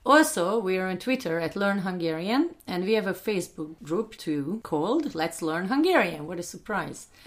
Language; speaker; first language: English; non-native, fluent; Hungarian